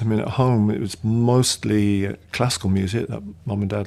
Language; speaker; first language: English; native; English